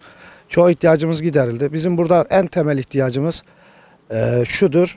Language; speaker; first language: Turkish; native; Turkish